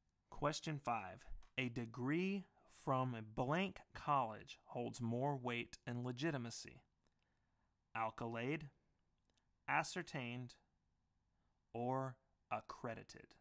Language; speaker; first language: English; native; English